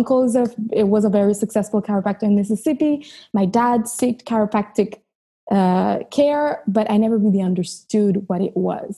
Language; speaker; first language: English; non-native, fluent; Haitian Creole